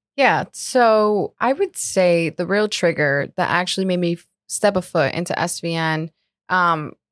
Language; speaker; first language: English; early bilingual, other home language; Spanish